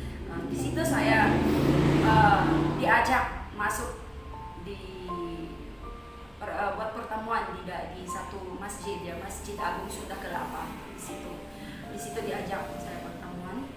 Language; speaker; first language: Indonesian; non-native, fluent; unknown